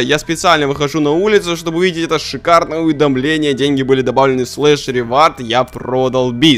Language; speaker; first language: Russian; native; Russian